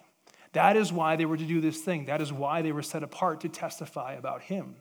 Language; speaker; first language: English; native; English